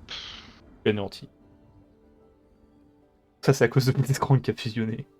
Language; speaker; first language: French; native; French